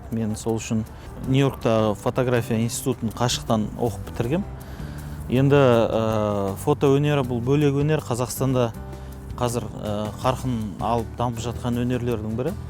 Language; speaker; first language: Kazakh; non-native, local second language; Russian